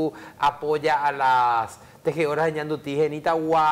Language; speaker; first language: Spanish; native; Spanish